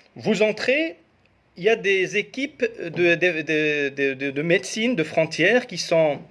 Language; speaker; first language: French; non-native, local second language; Arabic